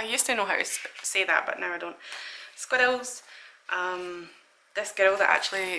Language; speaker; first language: English; native; English